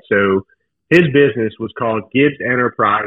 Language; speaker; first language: English; native; English